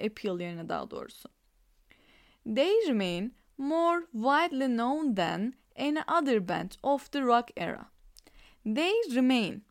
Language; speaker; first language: English; non-native, fluent; Turkish